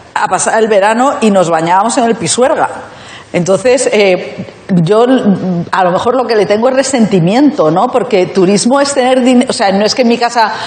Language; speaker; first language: Spanish; native; Spanish